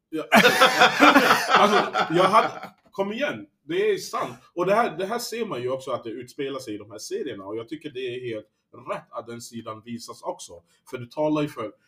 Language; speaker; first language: Swedish; native; Swedish